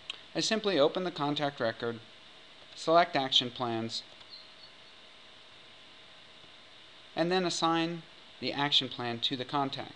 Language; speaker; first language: English; native; English